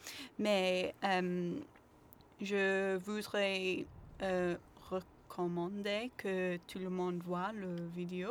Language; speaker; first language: French; non-native, learner; English